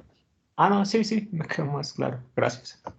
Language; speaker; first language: Spanish; native; Spanish